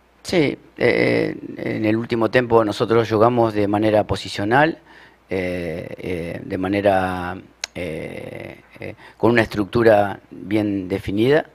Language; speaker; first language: Portuguese; non-native, learner; Spanish